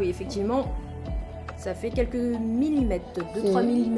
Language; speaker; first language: French; native; French